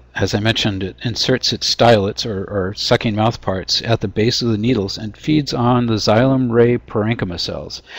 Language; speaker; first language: English; native; English